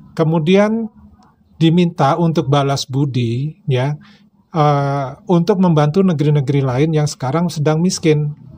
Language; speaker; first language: Indonesian; native; Indonesian